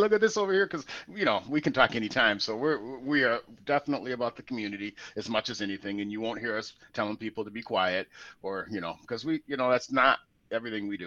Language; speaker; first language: English; native; English